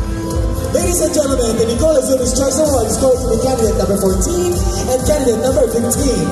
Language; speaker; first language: English; non-native, local second language; Filipino